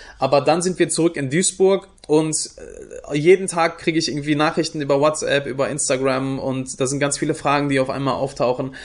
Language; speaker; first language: German; early bilingual, other home language; Turkish